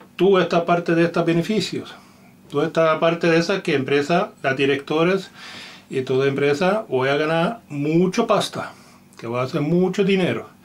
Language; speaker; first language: Spanish; non-native, learner; Finnish